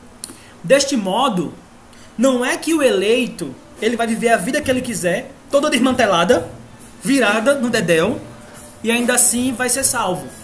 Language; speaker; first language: Portuguese; native; Portuguese